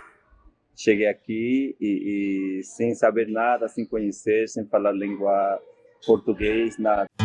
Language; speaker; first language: Portuguese; non-native, fluent; Spanish